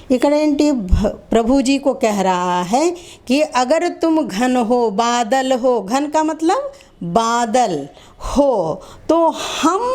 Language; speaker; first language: Hindi; non-native, local second language; Telugu